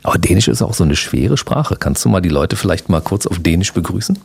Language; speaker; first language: German; native; German